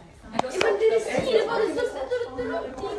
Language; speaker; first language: Norwegian; non-native, learner; Somali